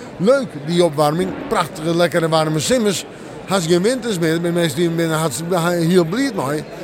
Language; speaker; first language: Dutch; non-native, local second language; Western Frisian